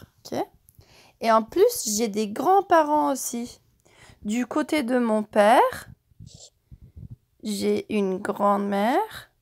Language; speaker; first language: French; non-native, fluent; English